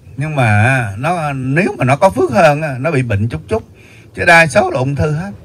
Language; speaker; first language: Vietnamese; native; Vietnamese